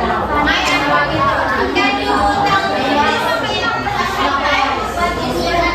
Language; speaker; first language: English; non-native, learner; Indonesian